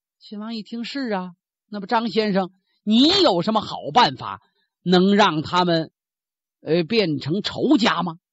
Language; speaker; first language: Chinese; native; Chinese